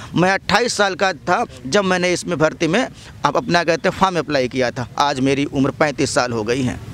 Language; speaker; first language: Hindi; native; Hindi